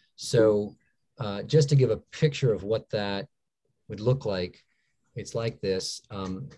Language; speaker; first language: English; native; English